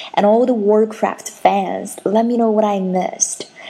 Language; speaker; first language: English; non-native, fluent; Chinese